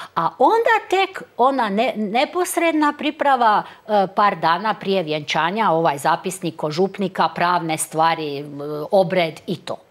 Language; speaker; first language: Croatian; native; Croatian